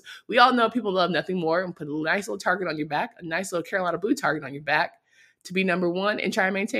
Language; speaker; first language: English; native; English